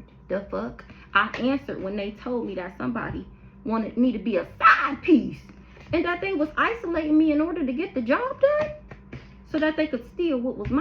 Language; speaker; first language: English; native; English